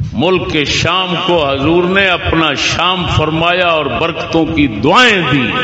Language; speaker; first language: Urdu; non-native, local second language; Punjabi